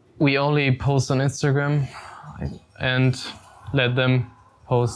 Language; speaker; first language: English; non-native, fluent; German